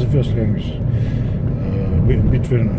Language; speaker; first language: English; non-native, learner; Kazakh